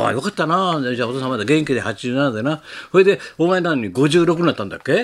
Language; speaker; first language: Japanese; native; Japanese